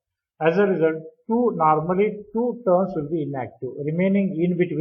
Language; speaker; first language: English; non-native, local second language; Kannada